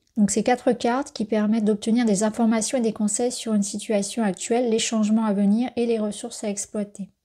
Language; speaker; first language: French; native; French